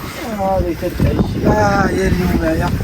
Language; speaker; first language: Arabic; native; Arabic